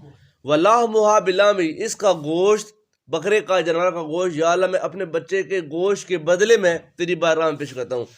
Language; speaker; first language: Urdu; native; Urdu